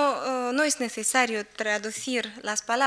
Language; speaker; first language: Spanish; non-native, learner; Russian